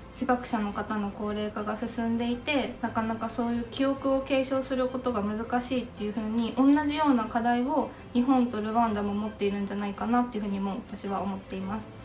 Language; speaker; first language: Japanese; native; Japanese